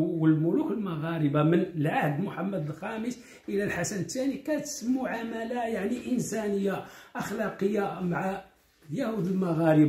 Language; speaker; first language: Arabic; native; Arabic